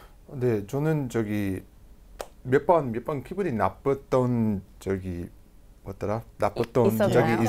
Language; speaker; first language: Korean; non-native, fluent; English